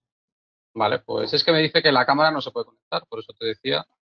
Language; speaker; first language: Spanish; native; Spanish